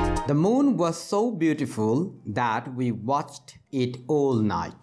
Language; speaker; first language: English; non-native, local second language; Bangla